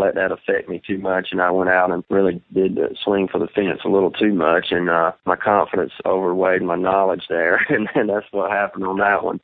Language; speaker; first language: English; native; English